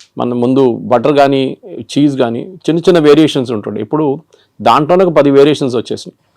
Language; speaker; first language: Telugu; non-native, local second language; Malayalam